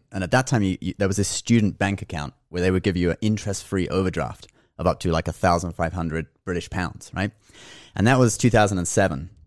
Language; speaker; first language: English; native; English